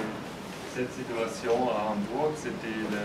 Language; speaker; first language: French; non-native, fluent; German